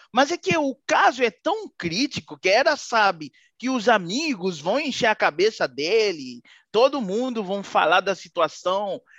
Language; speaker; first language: Portuguese; non-native, fluent; Haitian Creole